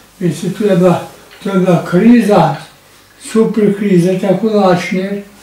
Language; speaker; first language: Slovenian; native; Slovenian